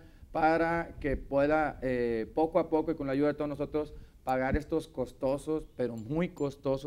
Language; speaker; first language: Spanish; native; Spanish